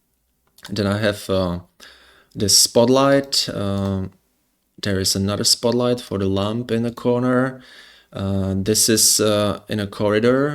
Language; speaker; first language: English; non-native, fluent; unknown